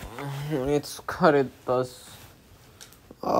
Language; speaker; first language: Japanese; non-native, learner; English